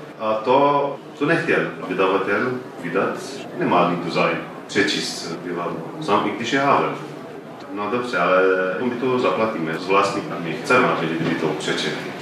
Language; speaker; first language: Czech; non-native, fluent; Arabic